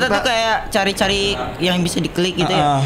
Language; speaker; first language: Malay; non-native, local second language; Sundanese